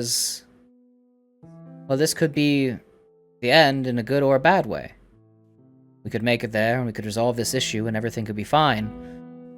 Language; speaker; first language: English; native; English